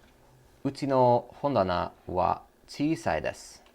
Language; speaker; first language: Japanese; non-native, learner; English